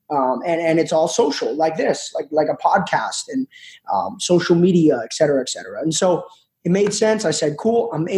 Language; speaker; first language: English; native; English